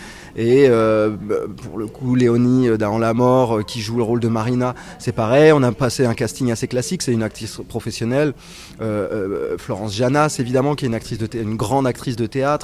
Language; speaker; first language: French; native; French